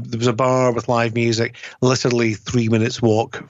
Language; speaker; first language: English; native; English